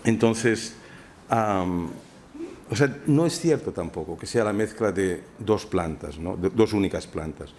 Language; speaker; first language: Spanish; non-native, local second language; Catalan